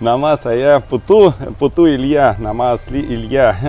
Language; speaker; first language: Indonesian; non-native, learner; Russian